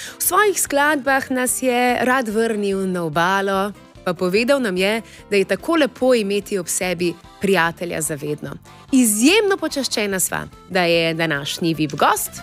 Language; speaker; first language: Slovenian; native; Slovenian